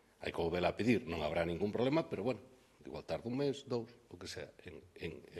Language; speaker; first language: Galician; native; Galician